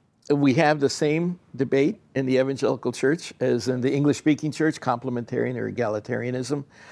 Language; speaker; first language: English; early bilingual, other home language; Spanish